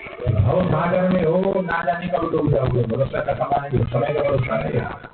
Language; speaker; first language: Hindi; native; Hindi